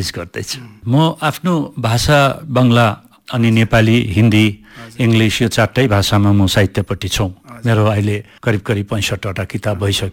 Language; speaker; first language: Nepali; non-native, local second language; Bangla